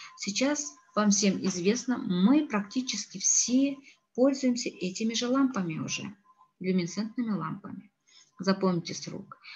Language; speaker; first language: Russian; non-native, local second language; Kazakh